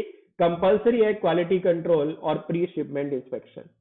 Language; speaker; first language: Hindi; native; Hindi